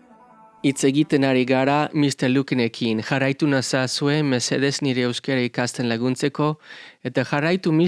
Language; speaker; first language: Basque; non-native, learner; English